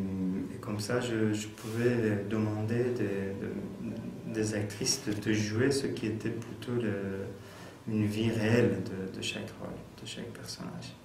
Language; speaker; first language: French; non-native, fluent; Persian